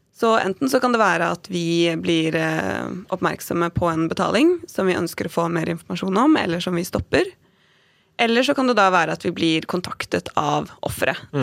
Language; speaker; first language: Norwegian; native; Norwegian